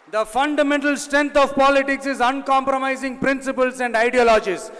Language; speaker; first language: English; non-native, local second language; Tamil